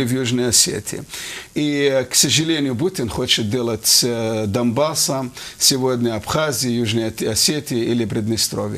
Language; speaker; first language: Russian; non-native, fluent; Arabic